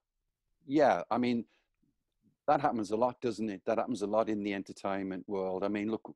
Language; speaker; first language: English; native; English